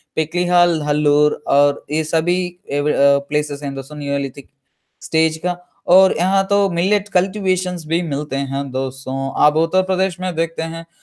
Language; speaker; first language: Hindi; non-native, local second language; Telugu